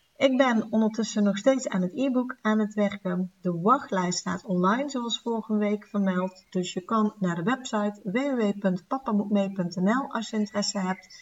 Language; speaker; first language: Dutch; native; Dutch